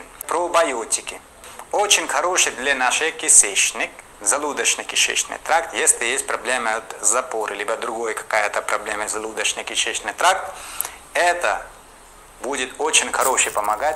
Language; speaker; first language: Russian; non-native, local second language; Kyrgyz